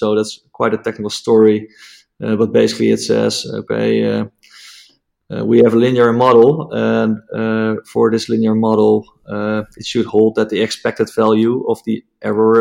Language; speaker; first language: English; non-native, fluent; Dutch